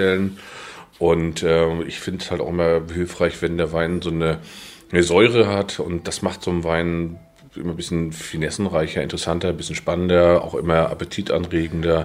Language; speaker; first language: German; native; German